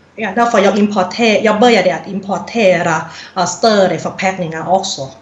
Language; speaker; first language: Swedish; non-native, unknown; Thai